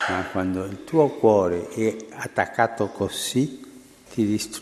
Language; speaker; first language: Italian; non-native, fluent; Spanish